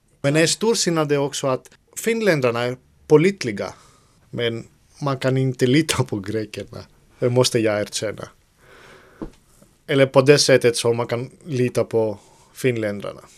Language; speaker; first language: Swedish; non-native, fluent; Greek